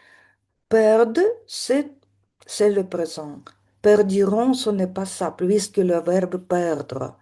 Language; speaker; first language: French; non-native, fluent; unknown